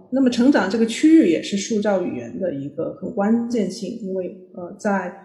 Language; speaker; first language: Chinese; native; Chinese